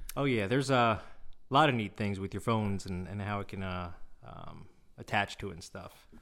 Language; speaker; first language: English; non-native, fluent; Korean